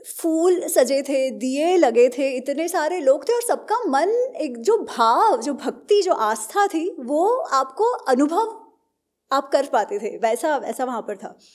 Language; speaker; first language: Hindi; non-native, local second language; Gujarati